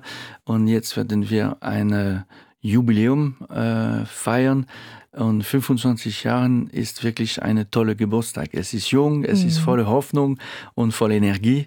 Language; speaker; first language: German; non-native, fluent; French